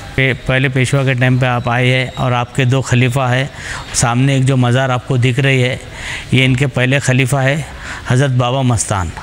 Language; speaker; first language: Hindi; native; Hindi